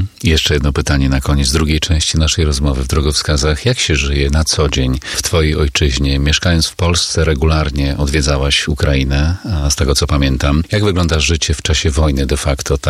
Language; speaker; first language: Polish; native; Polish